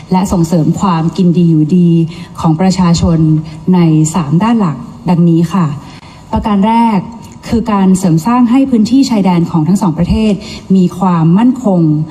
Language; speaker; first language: Thai; native; Thai